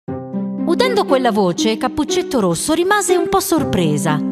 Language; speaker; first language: Italian; native; Italian